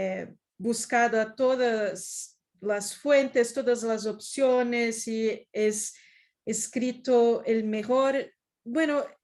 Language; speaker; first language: Spanish; non-native, fluent; Portuguese